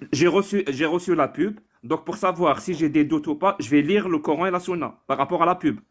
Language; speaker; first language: French; non-native, local second language; Arabic